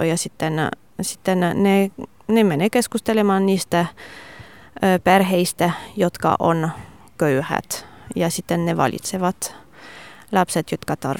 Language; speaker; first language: Finnish; non-native, fluent; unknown